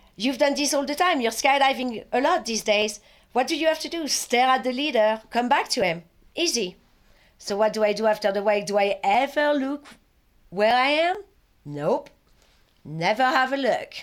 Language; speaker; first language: English; non-native, fluent; French